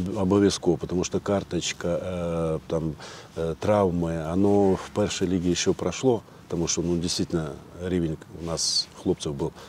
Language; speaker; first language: Ukrainian; non-native, learner; Russian